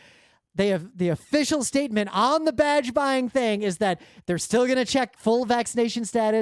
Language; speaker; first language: English; native; English